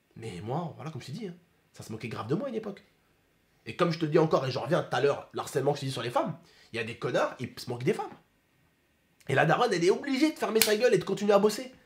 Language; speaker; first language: French; early bilingual, other home language; Arabic